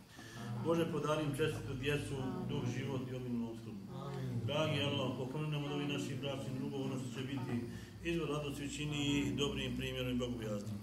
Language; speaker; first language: Bosnian; native; Bosnian